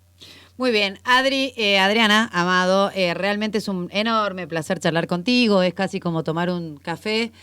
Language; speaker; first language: Spanish; native; Spanish